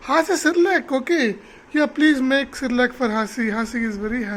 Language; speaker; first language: English; non-native, local second language; Telugu